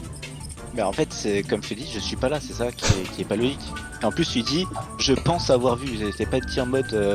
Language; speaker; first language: French; native; French